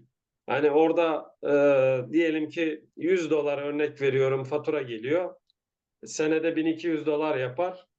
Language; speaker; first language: Turkish; native; Turkish